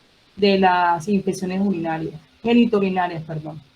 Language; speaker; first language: Spanish; native; Spanish